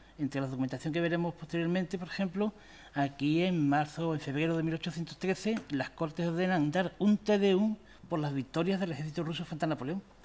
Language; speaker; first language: Spanish; native; Spanish